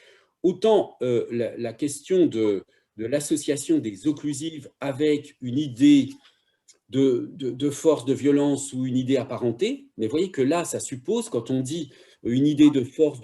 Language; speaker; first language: French; native; French